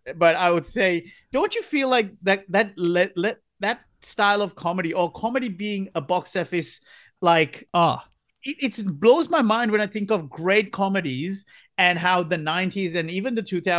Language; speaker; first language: English; non-native, local second language; Sinhala